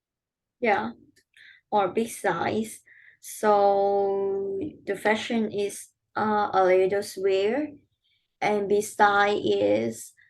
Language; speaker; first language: English; non-native, learner; Vietnamese